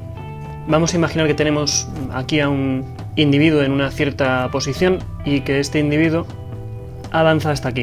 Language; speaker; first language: Spanish; native; Spanish